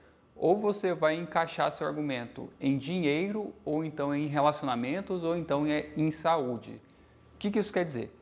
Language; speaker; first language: Portuguese; native; Portuguese